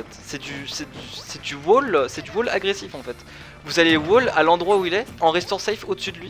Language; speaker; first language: French; native; French